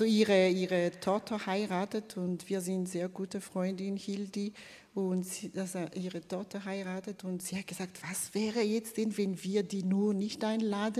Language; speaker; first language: German; non-native, fluent; Malagasy